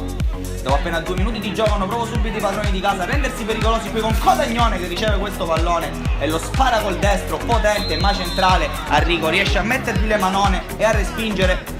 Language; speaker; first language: Italian; native; Italian